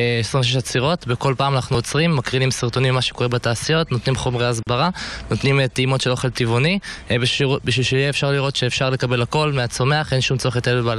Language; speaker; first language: Hebrew; native; Hebrew